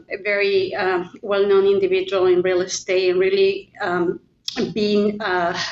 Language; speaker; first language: English; non-native, fluent; Spanish